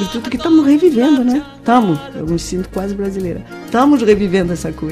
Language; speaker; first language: Portuguese; non-native, fluent; French